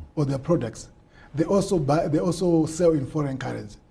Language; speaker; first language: English; non-native, local second language; Shona